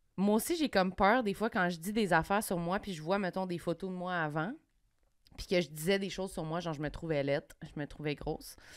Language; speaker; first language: French; native; French